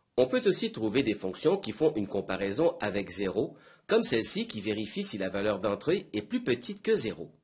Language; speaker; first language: French; native; French